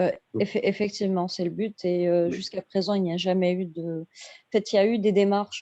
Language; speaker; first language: French; non-native, local second language; Arabic